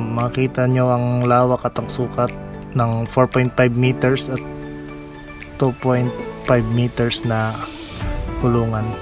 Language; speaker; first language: Filipino; non-native, local second language; Cebuano